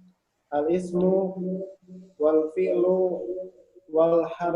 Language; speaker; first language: Arabic; non-native, learner; Indonesian